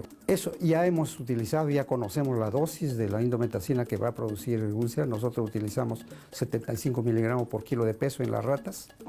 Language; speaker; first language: Spanish; native; Spanish